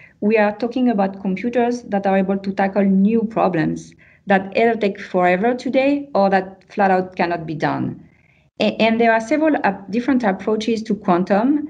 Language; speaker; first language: English; non-native, fluent; French